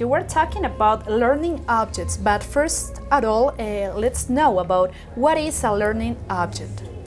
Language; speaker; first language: English; non-native, fluent; Spanish